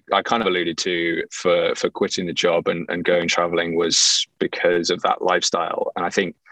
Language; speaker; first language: English; native; English